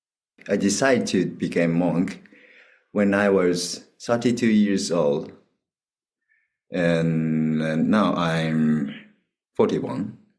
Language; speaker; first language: English; non-native, learner; Japanese